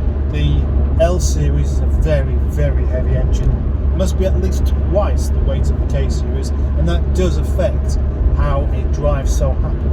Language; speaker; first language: English; native; English